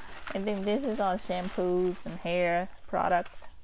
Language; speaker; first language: English; non-native, fluent; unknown